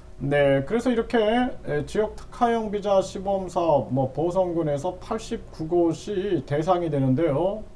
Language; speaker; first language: Korean; native; Korean